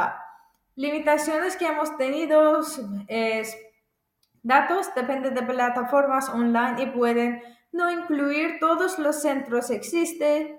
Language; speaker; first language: Spanish; non-native, fluent; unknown